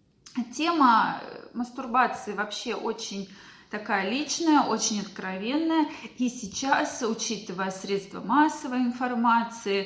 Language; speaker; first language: Russian; native; Russian